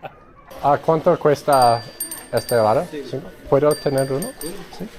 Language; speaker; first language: Spanish; non-native, learner; English